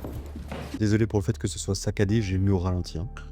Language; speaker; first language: French; native; French